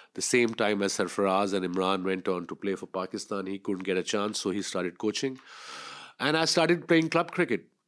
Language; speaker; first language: English; non-native, local second language; Urdu